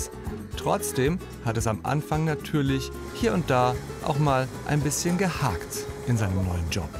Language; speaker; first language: German; native; German